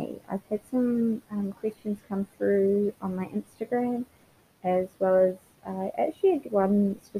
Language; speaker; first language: English; native; English